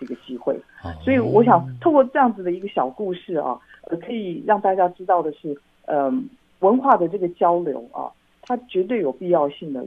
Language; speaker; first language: Chinese; native; Chinese